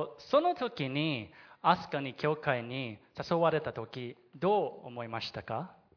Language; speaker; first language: Japanese; non-native, learner; English